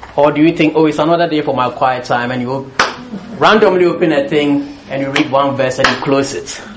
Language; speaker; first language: English; non-native, local second language; Akan